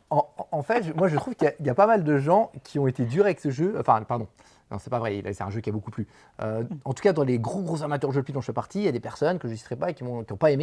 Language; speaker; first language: French; native; French